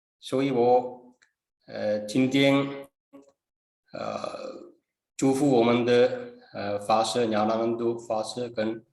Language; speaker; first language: Chinese; non-native, fluent; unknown